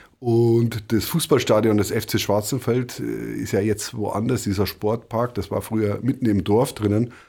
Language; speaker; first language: German; native; German